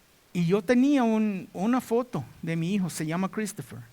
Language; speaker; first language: Spanish; non-native, learner; English